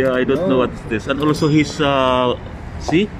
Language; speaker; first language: English; non-native, local second language; Filipino